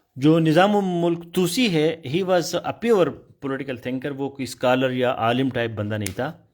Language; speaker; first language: Urdu; non-native, local second language; Pashto